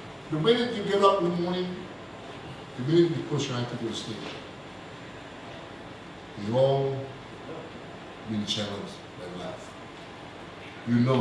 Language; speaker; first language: English; non-native, local second language; Malay